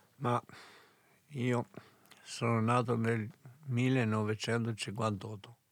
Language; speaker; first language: Italian; non-native, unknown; Albanian